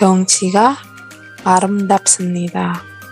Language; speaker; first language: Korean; non-native, learner; Indonesian